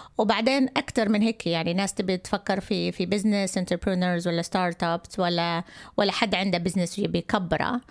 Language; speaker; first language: Arabic; native; Arabic